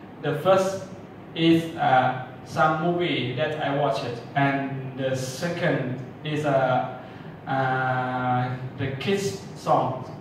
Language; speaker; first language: English; non-native, learner; Thai